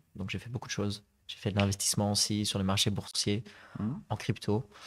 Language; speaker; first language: French; native; French